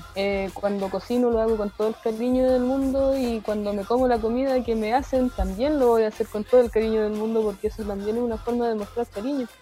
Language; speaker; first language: Spanish; native; Spanish